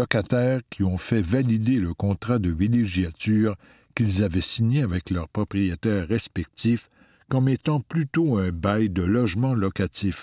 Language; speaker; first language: French; native; French